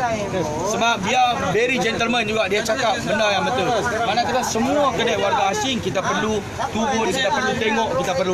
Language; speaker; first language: Malay; native; Malay